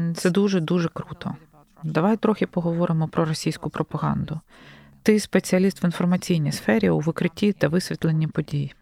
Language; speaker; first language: Ukrainian; native; Ukrainian